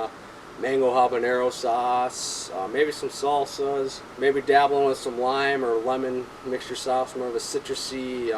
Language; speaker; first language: English; native; English